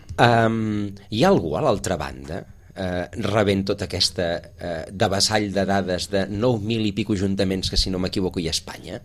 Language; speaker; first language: Catalan; native; Catalan